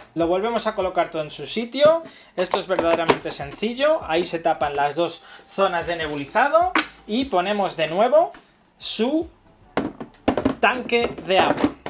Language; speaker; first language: Spanish; native; Spanish